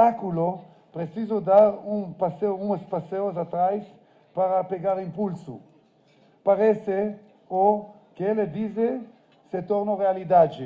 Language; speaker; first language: Portuguese; non-native, fluent; Hebrew